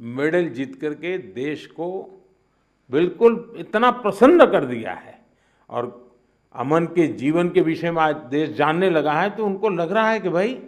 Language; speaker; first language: Hindi; non-native, local second language; Gujarati